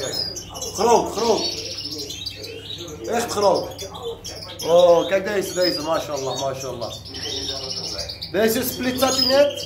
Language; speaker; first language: Dutch; non-native, learner; Turkish